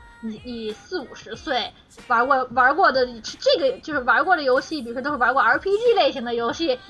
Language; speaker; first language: Chinese; native; Chinese